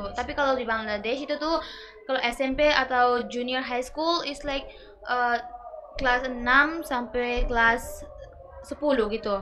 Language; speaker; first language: Indonesian; early bilingual, other home language; Bangla